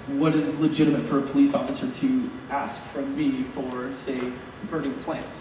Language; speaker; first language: English; native; English